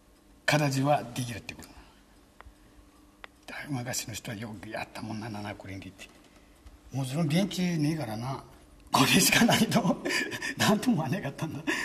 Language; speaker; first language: Japanese; native; Japanese